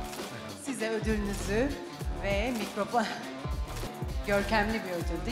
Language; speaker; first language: Turkish; native; Turkish